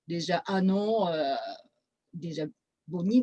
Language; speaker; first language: French; non-native, fluent; Japanese